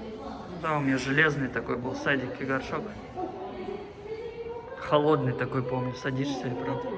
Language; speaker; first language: Russian; native; Russian